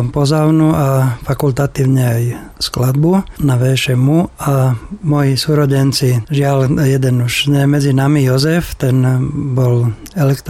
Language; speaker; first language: Slovak; native; Slovak